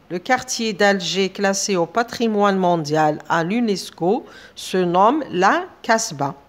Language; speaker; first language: French; non-native, local second language; Arabic